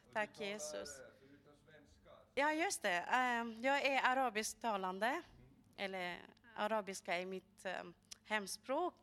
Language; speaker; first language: Swedish; early bilingual, other home language; Arabic